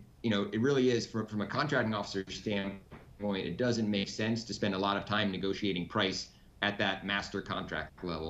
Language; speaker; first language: English; native; English